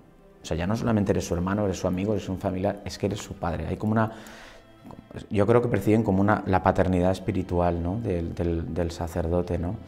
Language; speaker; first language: Spanish; native; Spanish